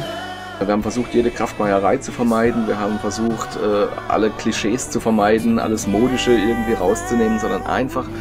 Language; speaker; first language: German; native; German